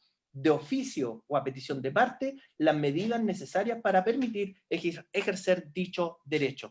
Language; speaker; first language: Spanish; native; Spanish